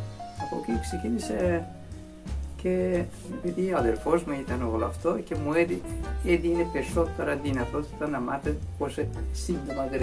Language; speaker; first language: Greek; non-native, learner; Persian